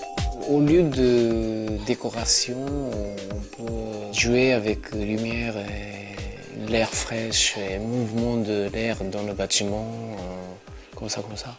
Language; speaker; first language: French; non-native, learner; Japanese